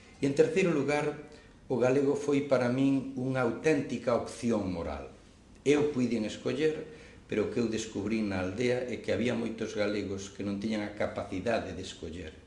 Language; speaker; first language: Galician; non-native, local second language; Spanish